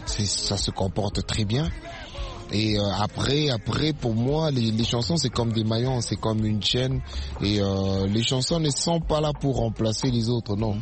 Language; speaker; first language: French; non-native, local second language; Swahili